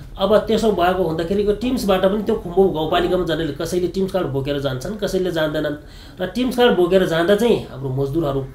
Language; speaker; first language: Nepali; non-native, local second language; Sherpa